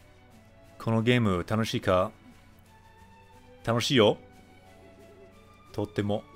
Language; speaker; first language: Japanese; non-native, fluent; English